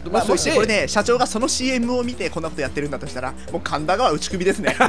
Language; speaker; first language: Japanese; native; Japanese